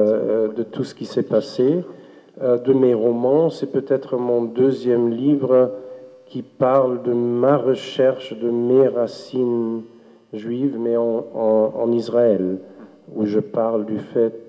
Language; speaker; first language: French; non-native, fluent; German